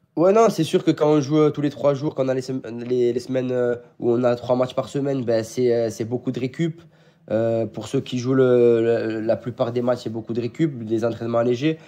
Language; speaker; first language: French; native; French